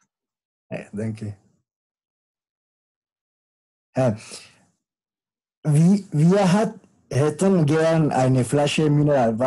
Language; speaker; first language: German; non-native, learner; Spanish